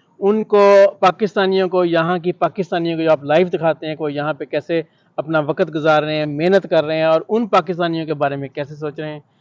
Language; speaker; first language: Urdu; non-native, local second language; Punjabi